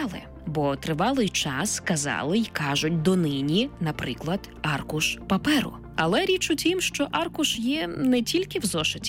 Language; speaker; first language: Ukrainian; native; Ukrainian